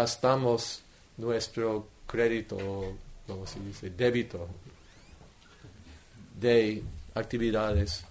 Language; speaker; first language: Spanish; non-native, fluent; English